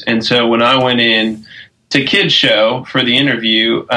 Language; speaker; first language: English; native; English